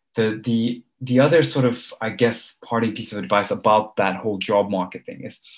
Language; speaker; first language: English; early bilingual, other home language; Armenian